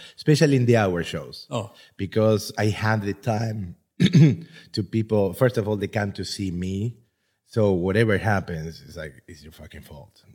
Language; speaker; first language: English; non-native, fluent; Spanish